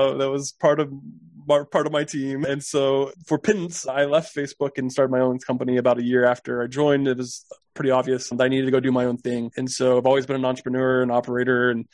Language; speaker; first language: English; native; English